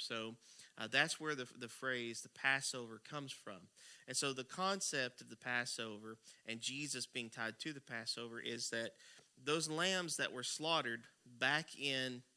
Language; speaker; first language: English; native; English